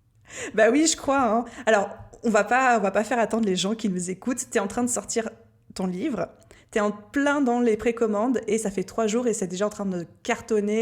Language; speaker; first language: French; native; French